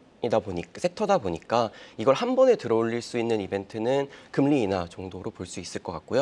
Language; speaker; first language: Korean; native; Korean